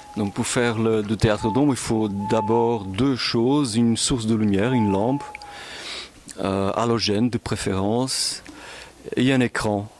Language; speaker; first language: French; native; French